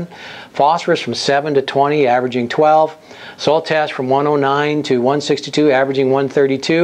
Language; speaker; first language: English; native; English